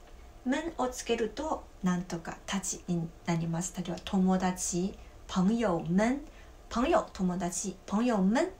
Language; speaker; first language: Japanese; non-native, fluent; Chinese